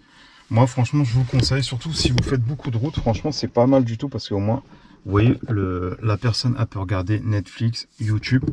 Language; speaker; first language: French; native; French